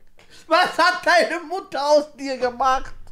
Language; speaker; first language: German; native; German